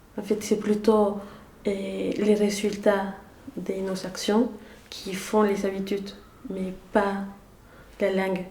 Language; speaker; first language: French; non-native, fluent; Spanish